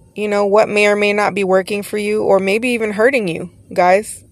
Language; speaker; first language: English; native; English